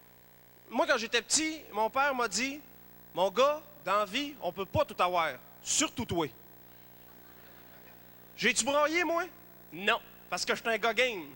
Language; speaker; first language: French; native; French